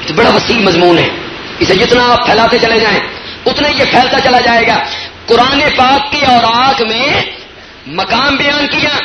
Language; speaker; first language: Urdu; non-native, local second language; Punjabi